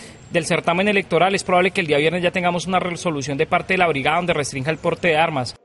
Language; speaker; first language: Spanish; native; Spanish